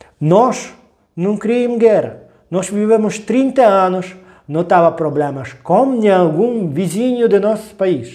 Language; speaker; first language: Portuguese; non-native, learner; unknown